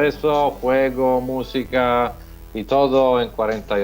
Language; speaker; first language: Spanish; non-native, fluent; Italian